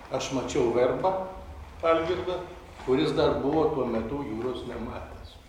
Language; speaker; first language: Lithuanian; native; Lithuanian